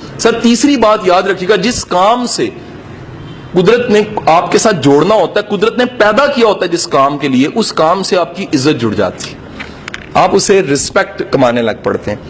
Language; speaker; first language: Urdu; non-native, local second language; Punjabi